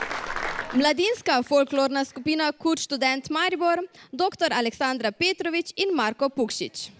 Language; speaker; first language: Slovenian; native; Slovenian